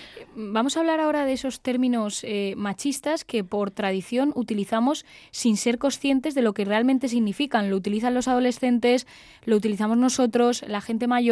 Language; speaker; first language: Spanish; native; Spanish